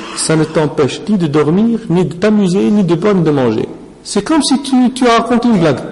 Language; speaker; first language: French; non-native, local second language; Arabic